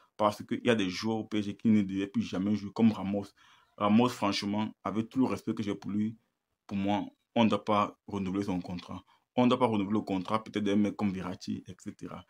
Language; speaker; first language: French; native; French